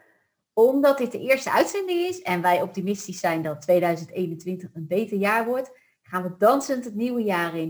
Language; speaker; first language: Dutch; native; Dutch